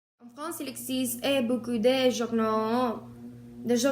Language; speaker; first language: French; non-native, learner; Spanish